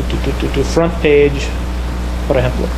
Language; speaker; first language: Spanish; non-native, fluent; English